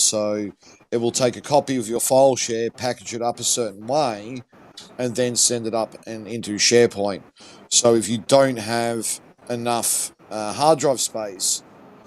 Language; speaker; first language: English; native; English